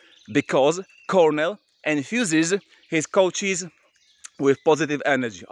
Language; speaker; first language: English; non-native, fluent; Polish